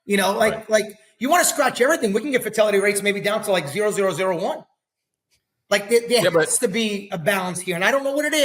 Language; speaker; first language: English; native; English